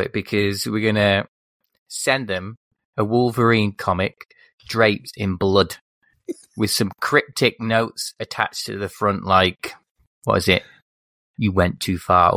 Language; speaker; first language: English; native; English